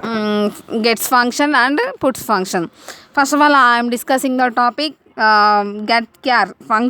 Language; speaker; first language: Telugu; native; Telugu